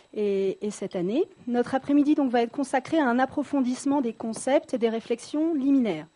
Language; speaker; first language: French; native; French